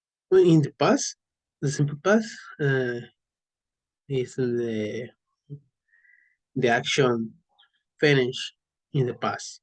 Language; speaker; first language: English; non-native, learner; Spanish